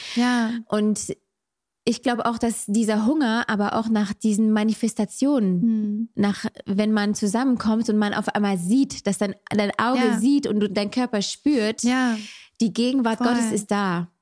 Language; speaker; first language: German; non-native, fluent; French